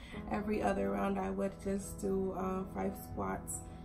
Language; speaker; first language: English; early bilingual, other home language; Spanish